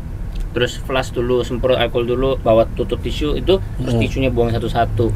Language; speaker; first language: Indonesian; non-native, fluent; Korean